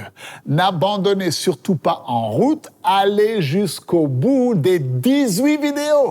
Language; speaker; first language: French; native; French